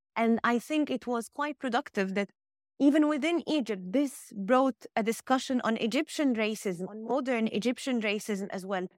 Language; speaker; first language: English; non-native, fluent; Arabic